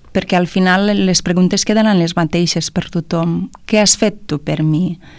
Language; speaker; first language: Catalan; non-native, fluent; Romanian